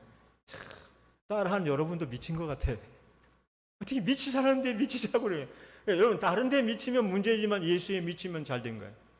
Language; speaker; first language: Korean; native; Korean